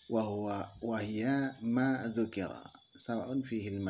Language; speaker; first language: Arabic; non-native, fluent; Achinese